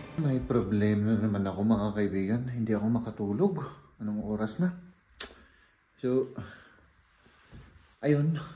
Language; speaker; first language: Filipino; native; Filipino